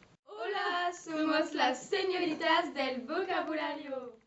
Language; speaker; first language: Spanish; non-native, learner; French